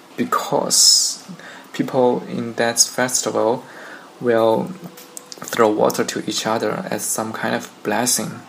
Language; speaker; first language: English; non-native, fluent; Chinese